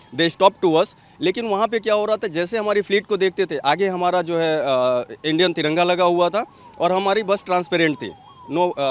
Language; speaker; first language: Hindi; native; Hindi